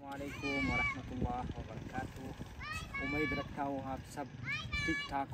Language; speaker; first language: Hindi; non-native, fluent; Pashto